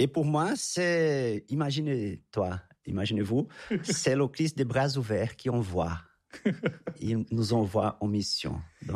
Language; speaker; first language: French; non-native, fluent; Portuguese